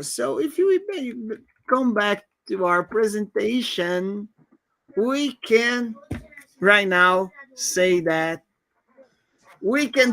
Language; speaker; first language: English; non-native, fluent; Portuguese